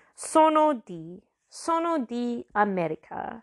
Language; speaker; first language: Italian; non-native, fluent; English